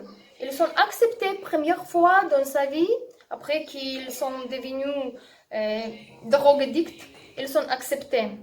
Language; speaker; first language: French; non-native, learner; Russian